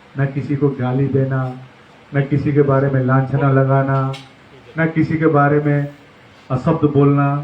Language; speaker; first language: Hindi; non-native, local second language; Marathi